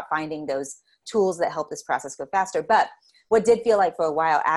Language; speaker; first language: English; native; English